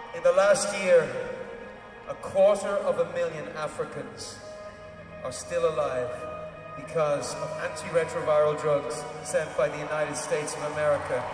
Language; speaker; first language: English; native; English